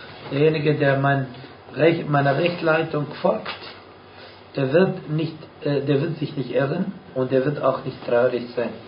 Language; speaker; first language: German; non-native, fluent; Arabic